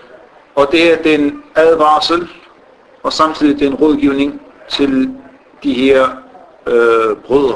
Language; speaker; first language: Danish; non-native, fluent; Arabic